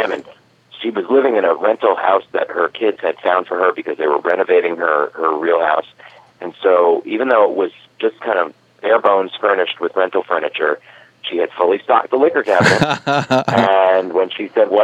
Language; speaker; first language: English; native; English